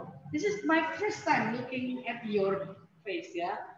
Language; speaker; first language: English; non-native, fluent; Indonesian